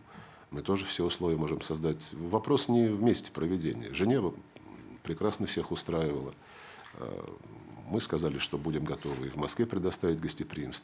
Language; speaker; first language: Russian; native; Russian